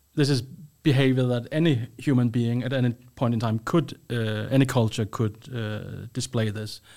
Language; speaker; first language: English; non-native, fluent; Danish